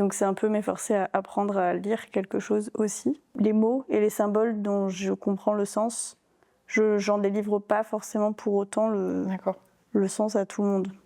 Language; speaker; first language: French; native; French